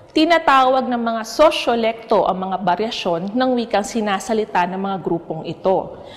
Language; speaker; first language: Filipino; native; Filipino